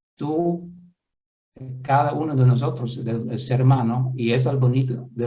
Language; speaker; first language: Spanish; non-native, fluent; Dutch